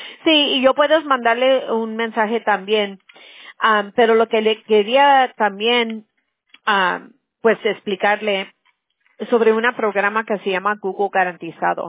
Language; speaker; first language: Spanish; early bilingual, heritage; Spanish